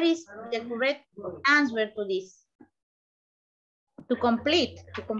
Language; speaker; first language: English; non-native, learner; Spanish